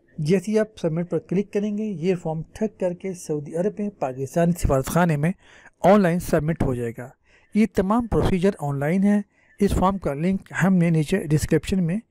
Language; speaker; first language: Urdu; native; Urdu